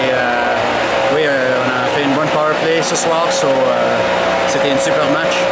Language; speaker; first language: French; non-native, fluent; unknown